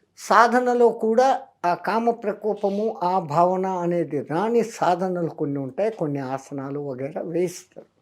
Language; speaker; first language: Telugu; non-native, local second language; Hindi